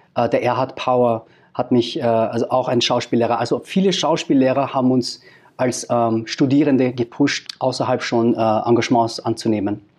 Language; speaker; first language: German; early bilingual, other home language; Filipino